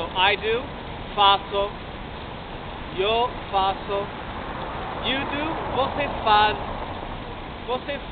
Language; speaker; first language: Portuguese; non-native, learner; English